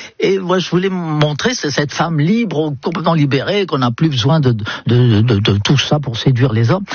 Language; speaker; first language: French; non-native, fluent; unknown